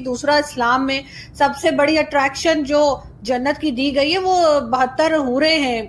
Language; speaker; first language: Urdu; native; Urdu